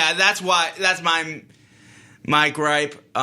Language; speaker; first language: English; native; English